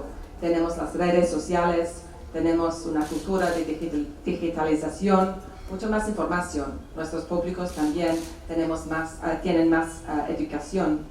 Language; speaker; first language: Spanish; non-native, fluent; English